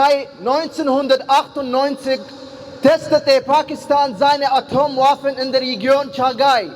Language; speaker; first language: German; non-native, fluent; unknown